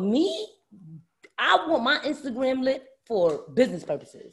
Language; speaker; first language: English; native; English